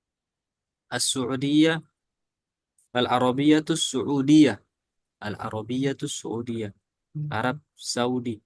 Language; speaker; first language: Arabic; non-native, fluent; Indonesian